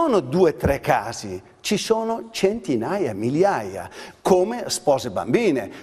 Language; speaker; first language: Italian; non-native, fluent; Persian